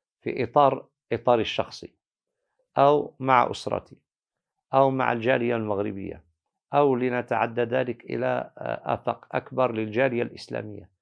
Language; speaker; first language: Arabic; native; Arabic